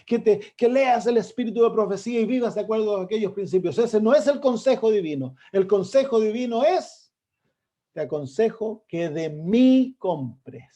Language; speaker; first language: Spanish; native; Spanish